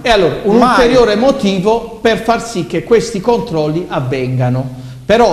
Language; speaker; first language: Italian; native; Italian